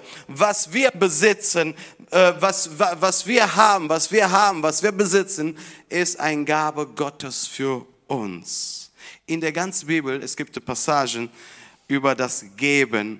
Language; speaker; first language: German; non-native, fluent; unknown